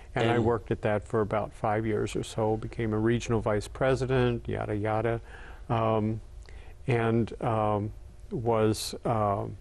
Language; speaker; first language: English; native; English